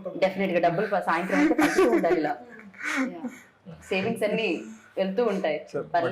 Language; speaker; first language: Telugu; native; Telugu